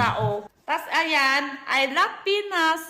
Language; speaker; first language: Filipino; non-native, learner; Chinese